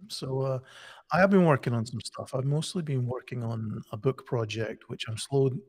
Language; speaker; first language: English; native; English